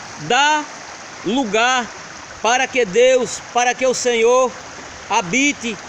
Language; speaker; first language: Portuguese; native; Portuguese